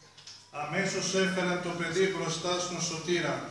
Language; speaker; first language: Greek; native; Greek